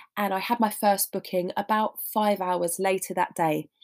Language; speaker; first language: English; native; English